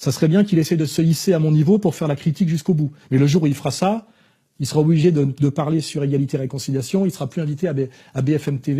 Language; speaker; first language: French; native; French